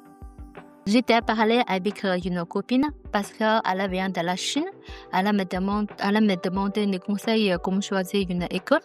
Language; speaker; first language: French; non-native, learner; Chinese